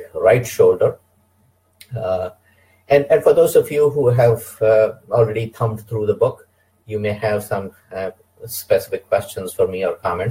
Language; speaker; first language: English; non-native, local second language; Kannada